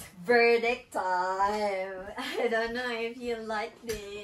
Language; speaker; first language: English; non-native, local second language; Filipino